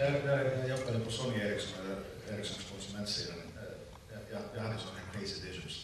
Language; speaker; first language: Swedish; non-native, local second language; Finnish